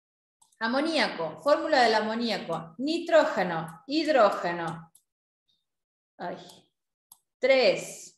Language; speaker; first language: Spanish; native; Spanish